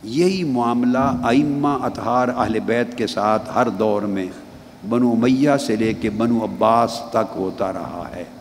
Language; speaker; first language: Urdu; non-native, local second language; Punjabi